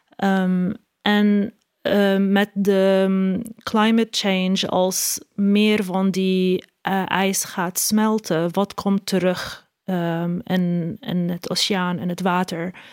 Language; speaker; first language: Dutch; non-native, learner; Arabic